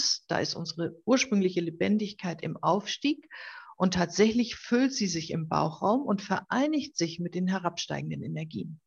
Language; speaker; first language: German; native; German